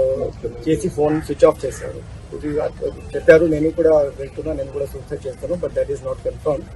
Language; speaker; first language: Telugu; non-native, local second language; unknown